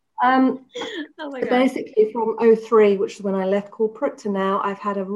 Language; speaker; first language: English; native; English